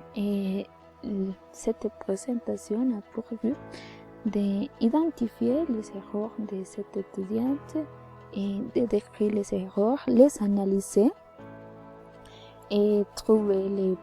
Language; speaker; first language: French; non-native, learner; Spanish